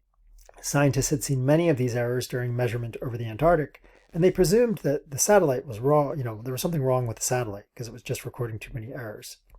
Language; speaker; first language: English; native; English